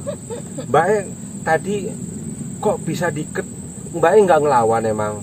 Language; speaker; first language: Indonesian; native; Indonesian